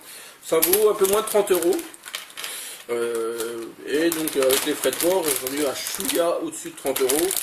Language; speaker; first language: French; native; French